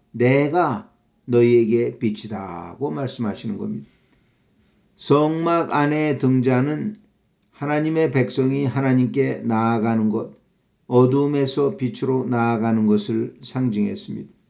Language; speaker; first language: Korean; native; Korean